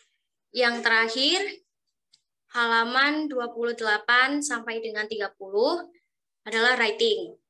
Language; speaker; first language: Indonesian; native; Indonesian